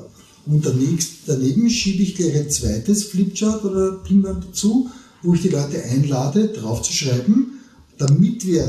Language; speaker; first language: German; native; German